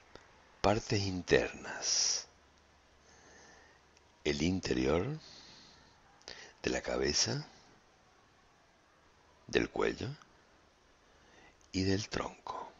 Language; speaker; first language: Spanish; native; Spanish